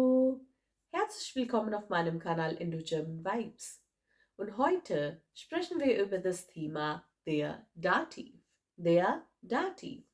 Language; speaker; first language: German; non-native, fluent; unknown